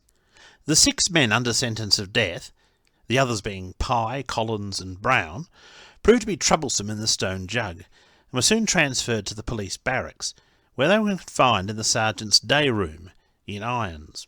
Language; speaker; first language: English; native; English